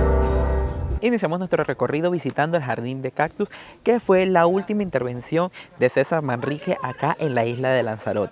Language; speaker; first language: Spanish; native; Spanish